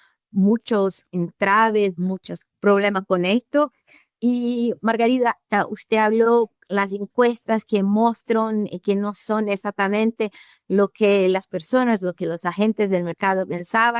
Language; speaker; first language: Spanish; non-native, fluent; Portuguese